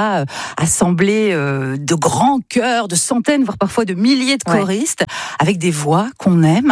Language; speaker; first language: French; native; French